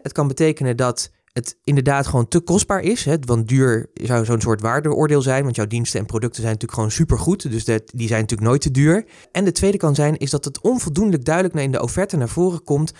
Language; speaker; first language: Dutch; native; Dutch